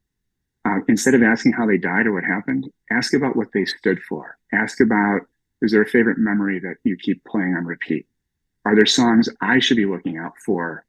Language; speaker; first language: English; native; English